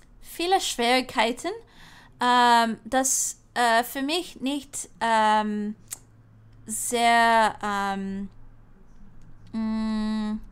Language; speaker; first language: German; non-native, learner; English